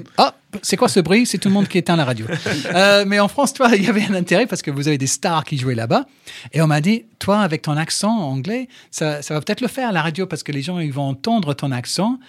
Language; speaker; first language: French; non-native, fluent; English